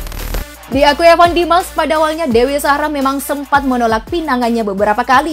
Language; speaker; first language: Indonesian; native; Indonesian